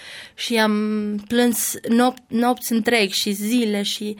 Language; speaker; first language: Romanian; non-native, learner; Albanian